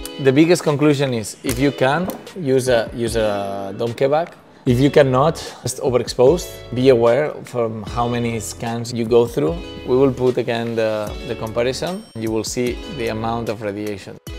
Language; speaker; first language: English; non-native, fluent; Spanish